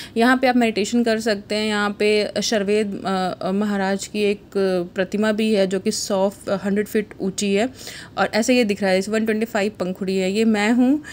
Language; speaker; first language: Hindi; native; Hindi